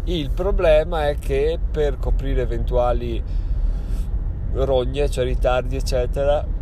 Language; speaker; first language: Italian; native; Italian